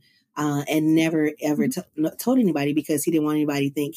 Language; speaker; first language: English; native; English